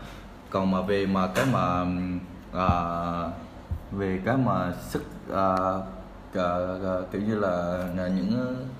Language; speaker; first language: Vietnamese; native; Vietnamese